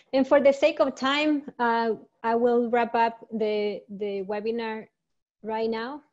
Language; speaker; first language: English; non-native, fluent; Spanish